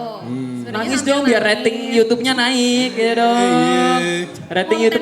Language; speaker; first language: Indonesian; native; Indonesian